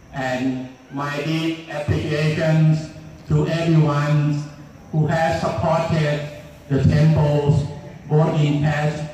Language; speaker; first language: English; non-native, fluent; Thai